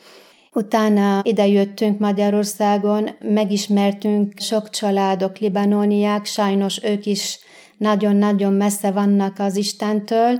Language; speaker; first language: Hungarian; non-native, fluent; Arabic